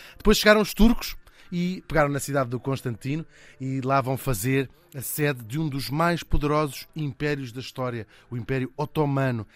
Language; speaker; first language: Portuguese; native; Portuguese